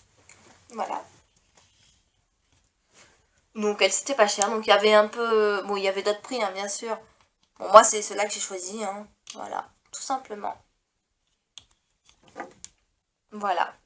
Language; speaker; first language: French; native; French